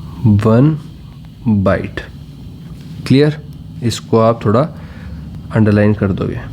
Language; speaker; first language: Hindi; native; Hindi